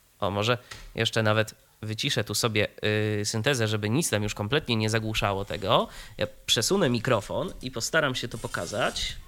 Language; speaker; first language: Polish; native; Polish